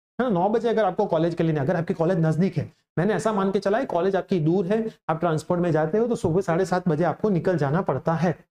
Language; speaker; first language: Hindi; non-native, local second language; Gujarati